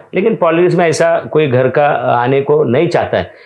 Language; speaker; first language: Hindi; non-native, local second language; Marathi